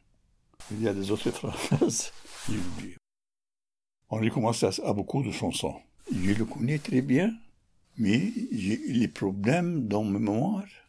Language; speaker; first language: French; non-native, learner; Arabic